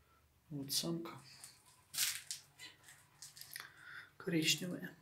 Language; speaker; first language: Russian; non-native, local second language; Romanian